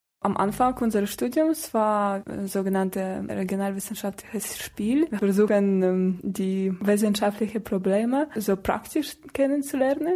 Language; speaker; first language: German; non-native, learner; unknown